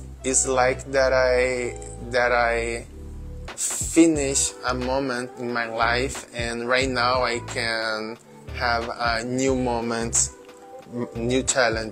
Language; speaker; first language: English; non-native, learner; Portuguese